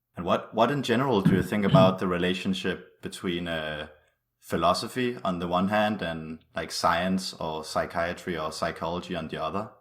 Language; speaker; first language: English; non-native, fluent; Danish